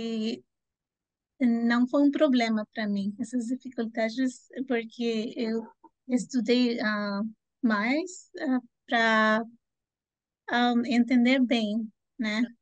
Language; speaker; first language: Portuguese; non-native, fluent; Spanish